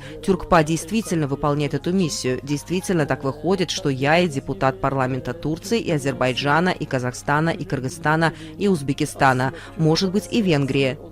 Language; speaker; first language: Russian; native; Russian